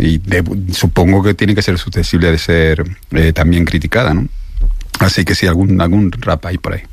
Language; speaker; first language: Spanish; native; Spanish